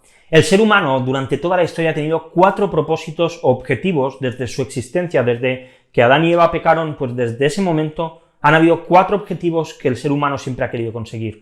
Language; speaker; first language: Spanish; native; Spanish